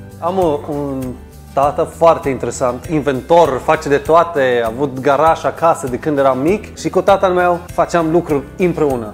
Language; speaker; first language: Romanian; non-native, fluent; Swedish